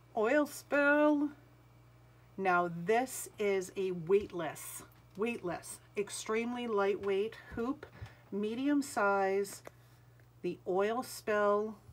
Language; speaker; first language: English; native; English